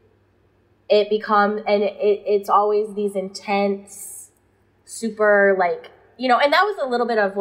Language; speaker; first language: English; native; English